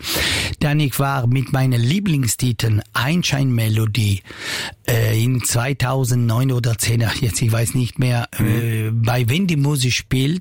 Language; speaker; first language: German; non-native, local second language; Italian